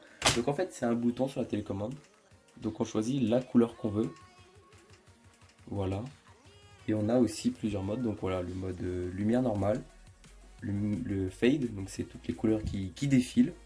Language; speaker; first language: French; native; French